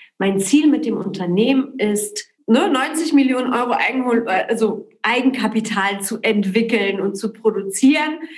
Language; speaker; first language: German; early bilingual, other home language; Polish